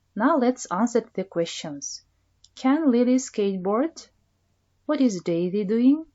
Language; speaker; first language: English; non-native, fluent; Kazakh